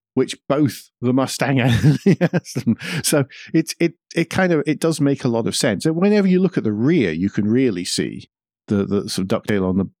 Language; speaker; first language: English; native; English